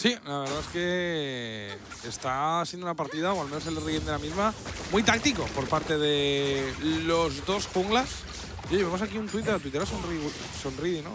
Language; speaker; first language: Spanish; native; Spanish